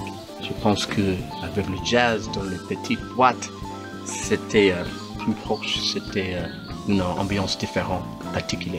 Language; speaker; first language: French; non-native, learner; English